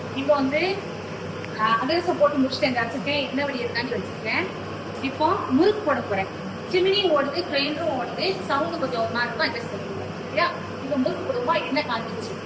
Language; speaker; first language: Tamil; native; Tamil